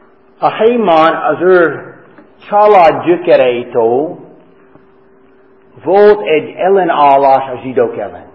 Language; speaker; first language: Hungarian; non-native, fluent; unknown